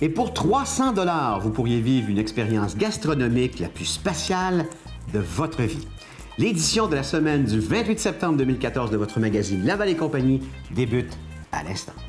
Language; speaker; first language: French; native; French